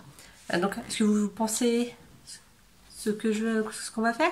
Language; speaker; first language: French; native; French